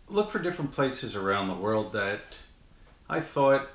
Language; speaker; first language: English; native; English